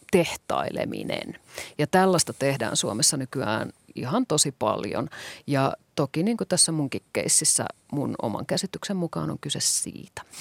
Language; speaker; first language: Finnish; native; Finnish